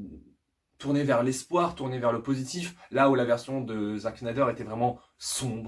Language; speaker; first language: French; native; French